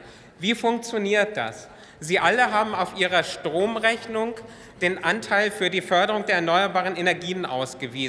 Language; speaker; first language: German; native; German